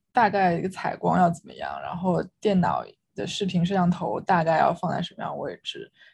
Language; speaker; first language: Chinese; native; Chinese